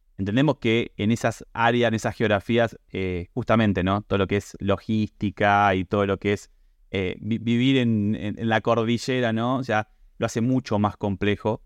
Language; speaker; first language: Spanish; native; Spanish